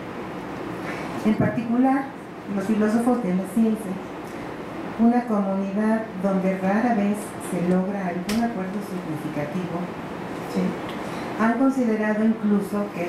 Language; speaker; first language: Spanish; native; Spanish